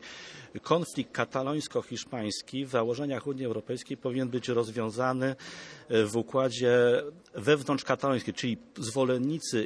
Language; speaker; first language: Polish; native; Polish